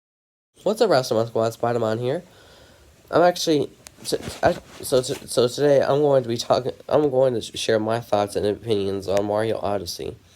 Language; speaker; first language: English; native; English